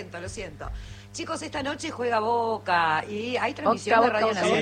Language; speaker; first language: Spanish; native; Spanish